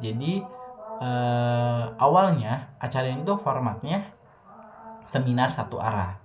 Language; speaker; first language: Indonesian; native; Indonesian